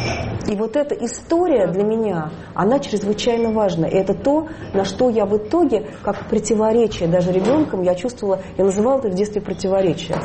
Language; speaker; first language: Russian; native; Russian